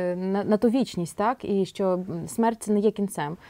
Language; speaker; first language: Ukrainian; native; Ukrainian